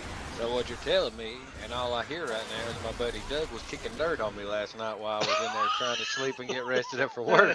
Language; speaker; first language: English; native; English